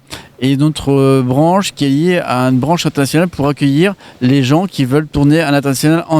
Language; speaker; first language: French; native; French